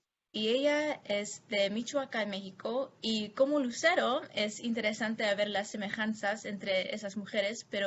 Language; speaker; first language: Spanish; non-native, fluent; English